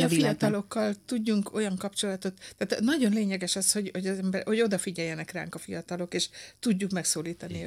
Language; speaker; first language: Hungarian; native; Hungarian